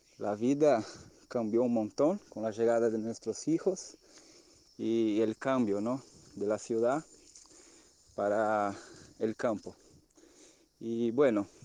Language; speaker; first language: Spanish; non-native, fluent; Portuguese